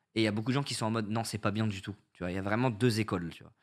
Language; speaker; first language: French; native; French